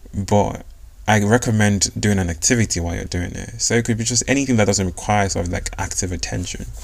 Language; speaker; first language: English; non-native, local second language; Yoruba